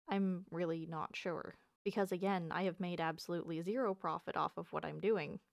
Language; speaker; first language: English; native; English